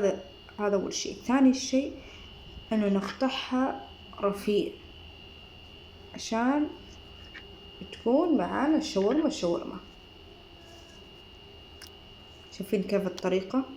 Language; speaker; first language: Arabic; native; Arabic